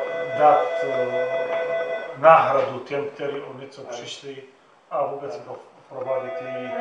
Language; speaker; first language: Czech; non-native, fluent; Arabic